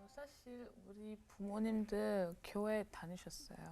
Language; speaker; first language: Korean; non-native, fluent; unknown